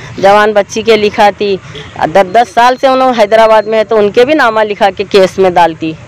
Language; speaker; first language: Hindi; non-native, local second language; Urdu